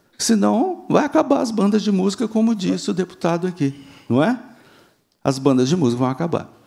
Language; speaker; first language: Portuguese; native; Portuguese